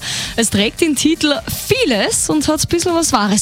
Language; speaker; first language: German; native; German